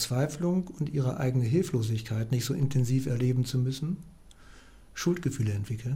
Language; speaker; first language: German; native; German